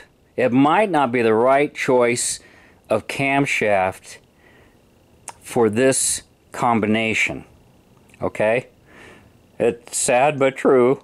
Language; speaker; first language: English; native; English